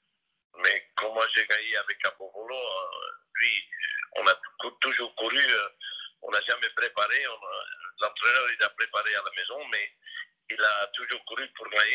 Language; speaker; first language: French; non-native, local second language; Dutch